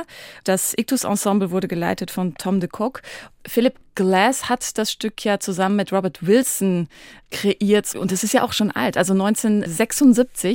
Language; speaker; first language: German; native; German